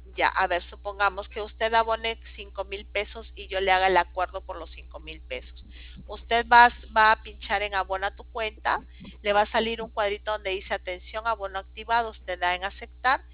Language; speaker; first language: Spanish; native; Spanish